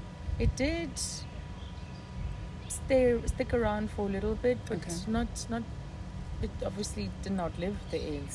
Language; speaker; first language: English; non-native, local second language; Zulu